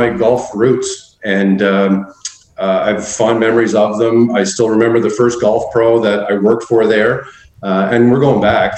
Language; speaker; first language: English; native; English